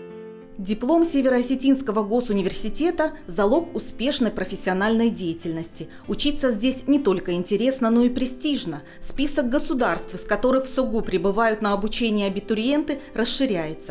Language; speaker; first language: Russian; native; Russian